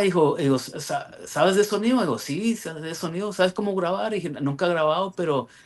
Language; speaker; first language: Spanish; early bilingual, other home language; English